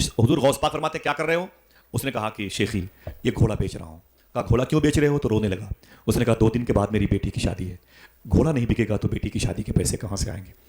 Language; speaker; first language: Urdu; native; Urdu